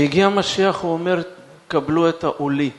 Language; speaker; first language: Hebrew; non-native, fluent; Russian